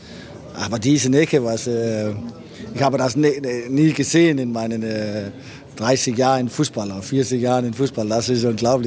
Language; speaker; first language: German; non-native, fluent; Danish